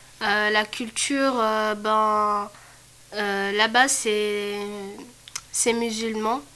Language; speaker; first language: French; non-native, local second language; Comorian